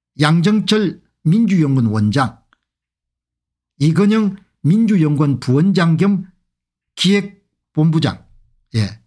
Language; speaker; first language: Korean; native; Korean